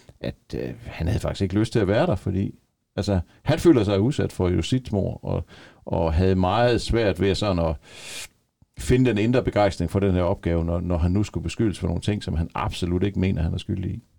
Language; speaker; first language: Danish; native; Danish